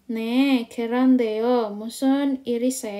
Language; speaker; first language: Korean; non-native, learner; Indonesian